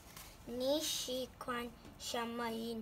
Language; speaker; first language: Chinese; non-native, learner; English